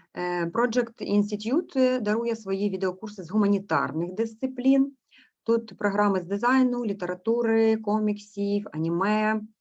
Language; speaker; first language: Ukrainian; native; Ukrainian